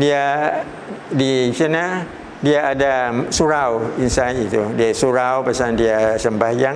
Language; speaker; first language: Indonesian; early bilingual, heritage; Thai